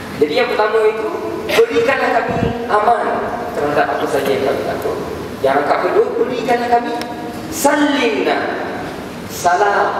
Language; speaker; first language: Malay; native; Malay